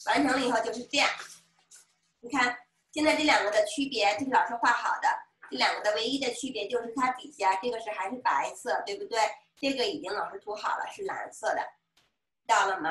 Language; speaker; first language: Chinese; native; Chinese